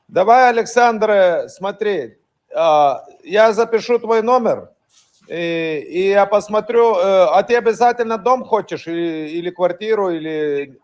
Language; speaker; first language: Russian; non-native, fluent; Lithuanian